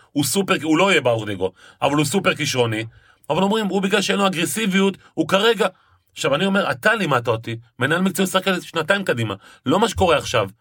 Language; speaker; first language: Hebrew; native; Hebrew